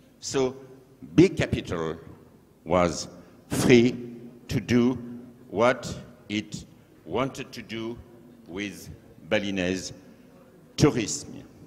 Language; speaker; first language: English; non-native, fluent; French